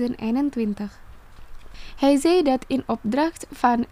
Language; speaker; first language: Dutch; non-native, fluent; Indonesian